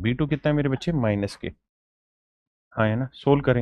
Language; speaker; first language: Hindi; native; Hindi